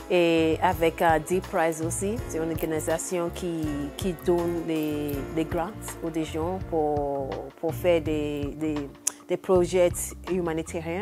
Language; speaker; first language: French; non-native, learner; English